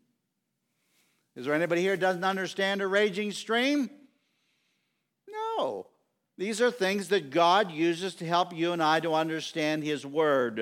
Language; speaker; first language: English; native; English